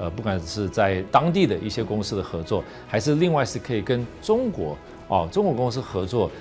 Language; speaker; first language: Chinese; non-native, fluent; English